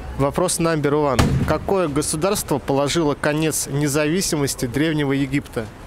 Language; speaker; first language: Russian; native; Russian